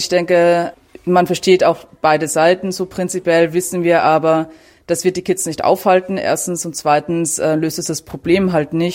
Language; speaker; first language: German; native; German